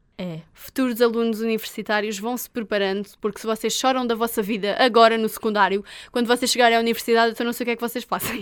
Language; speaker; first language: Portuguese; native; Portuguese